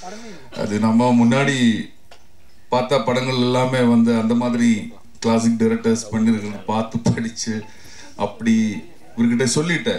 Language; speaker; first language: Tamil; non-native, learner; Malayalam